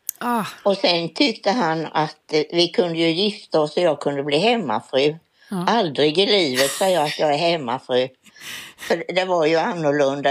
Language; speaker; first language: Swedish; native; Swedish